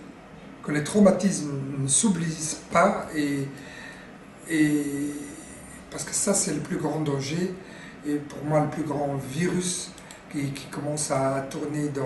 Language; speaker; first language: French; non-native, fluent; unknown